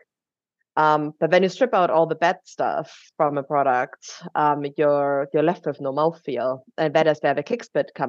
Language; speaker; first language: English; non-native, fluent; German